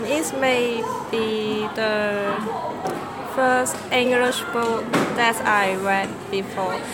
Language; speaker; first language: English; non-native, learner; Cantonese